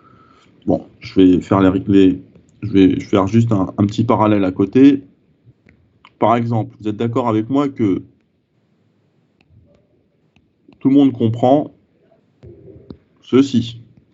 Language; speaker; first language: French; native; French